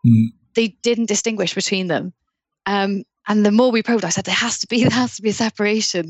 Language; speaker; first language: English; native; English